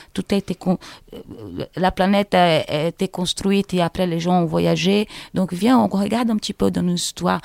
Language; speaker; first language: French; non-native, fluent; Portuguese